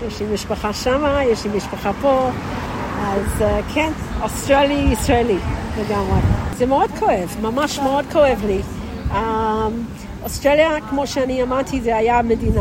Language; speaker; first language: Hebrew; non-native, fluent; English